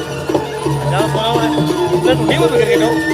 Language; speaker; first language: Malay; non-native, local second language; Balinese